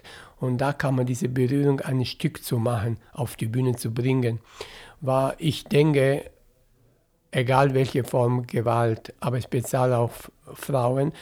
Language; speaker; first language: German; non-native, fluent; Italian